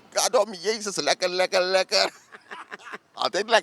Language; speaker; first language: Dutch; native; Dutch